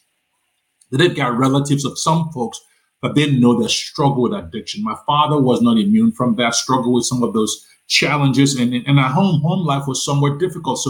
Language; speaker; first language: English; non-native, local second language; Yoruba